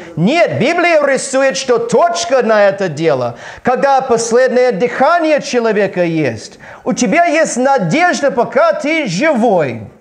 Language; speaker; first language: Russian; non-native, learner; English